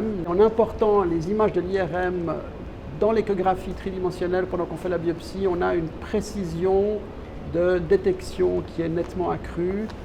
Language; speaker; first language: French; native; French